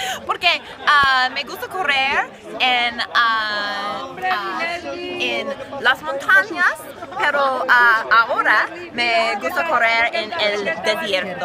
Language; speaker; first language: Spanish; non-native, learner; English